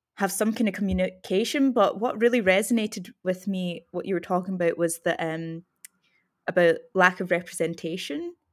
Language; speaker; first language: English; native; English